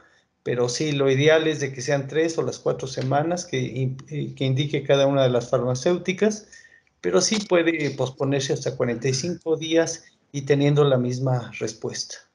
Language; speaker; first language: Spanish; native; Spanish